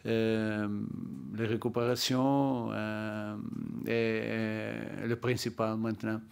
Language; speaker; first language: French; non-native, learner; Portuguese